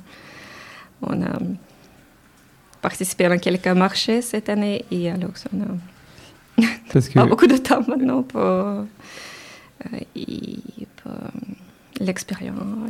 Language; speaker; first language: French; non-native, learner; Ukrainian